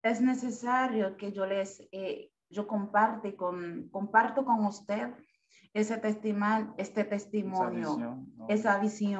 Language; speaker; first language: Spanish; non-native, fluent; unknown